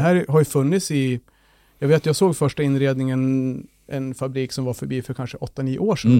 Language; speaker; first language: Swedish; native; Swedish